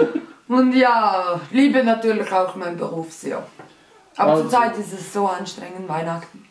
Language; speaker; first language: German; early bilingual, other home language; Albanian